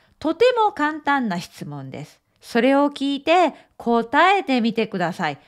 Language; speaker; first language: Japanese; native; Japanese